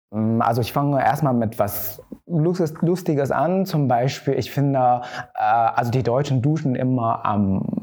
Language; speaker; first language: German; non-native, fluent; Chinese